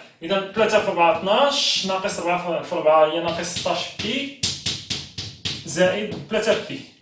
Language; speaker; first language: Arabic; native; Arabic